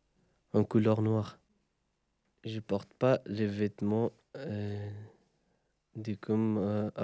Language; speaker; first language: French; non-native, learner; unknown